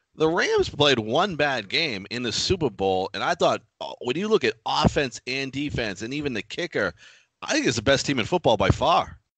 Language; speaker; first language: English; native; English